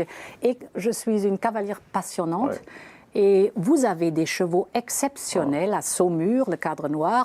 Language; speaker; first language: French; non-native, fluent; German